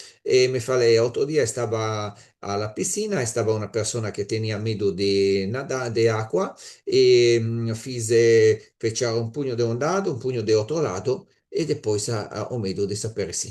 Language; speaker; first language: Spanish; non-native, learner; Italian